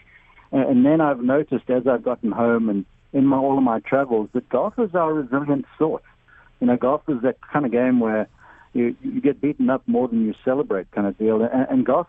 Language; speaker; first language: English; native; English